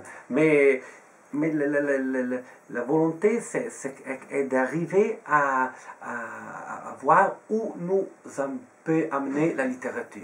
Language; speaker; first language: French; non-native, fluent; Italian